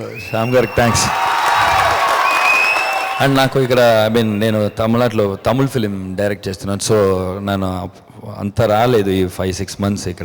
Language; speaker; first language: Telugu; non-native, fluent; Tamil